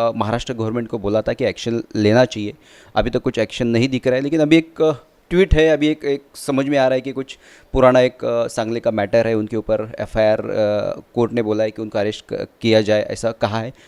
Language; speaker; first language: Hindi; non-native, local second language; Marathi